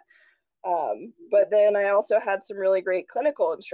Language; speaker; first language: English; native; English